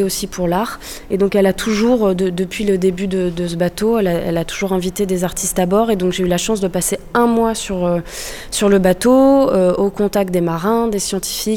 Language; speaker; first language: French; native; French